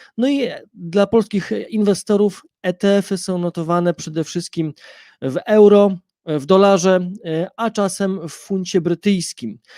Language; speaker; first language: Polish; native; Polish